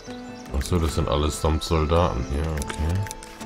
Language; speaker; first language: German; native; German